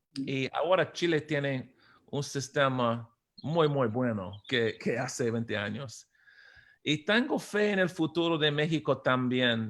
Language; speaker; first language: Spanish; non-native, fluent; English